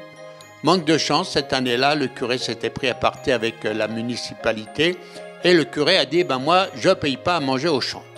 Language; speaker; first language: French; native; French